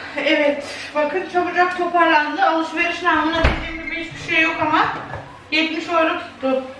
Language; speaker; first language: Turkish; native; Turkish